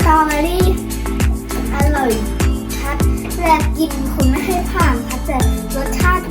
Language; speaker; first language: Thai; native; Thai